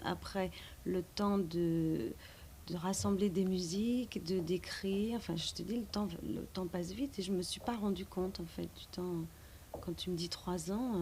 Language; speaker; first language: French; native; French